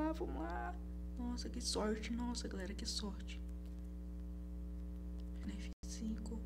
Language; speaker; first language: Portuguese; native; Portuguese